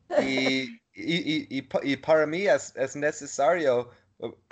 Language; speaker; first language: Spanish; non-native, learner; English